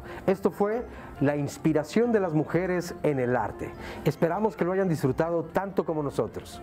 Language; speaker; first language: Spanish; native; Spanish